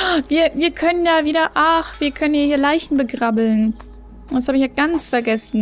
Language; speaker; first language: German; native; German